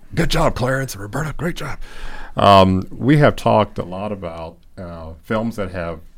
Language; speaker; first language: English; native; English